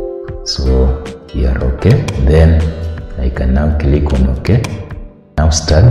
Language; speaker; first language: English; native; English